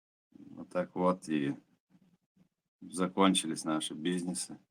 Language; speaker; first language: Russian; native; Russian